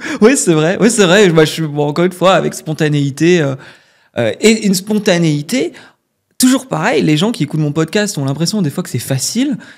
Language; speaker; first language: French; native; French